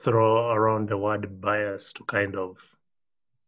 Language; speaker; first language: English; non-native, local second language; Ganda